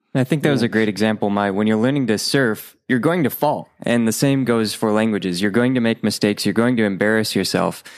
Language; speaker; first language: English; native; English